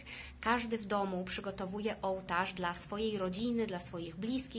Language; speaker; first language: Polish; native; Polish